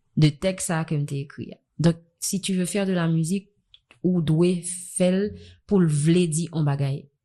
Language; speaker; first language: French; non-native, local second language; Haitian Creole